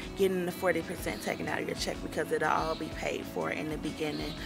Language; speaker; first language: English; native; English